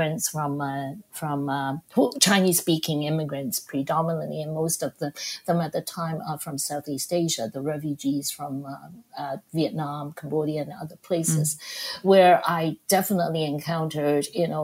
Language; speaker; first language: English; non-native, local second language; Cantonese